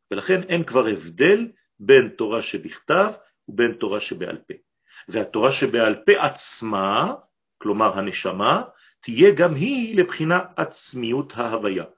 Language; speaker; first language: Hebrew; non-native, fluent; French